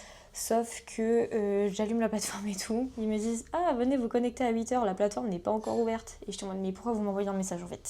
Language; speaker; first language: French; native; French